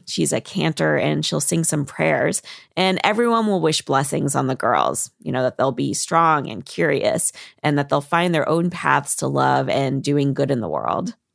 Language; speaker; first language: English; native; English